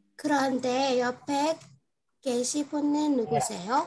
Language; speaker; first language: Korean; non-native, learner; Burmese